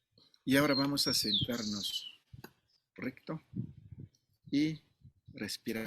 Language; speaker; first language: Spanish; non-native, fluent; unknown